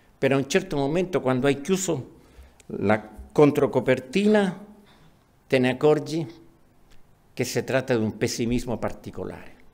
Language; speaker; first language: Italian; non-native, fluent; Spanish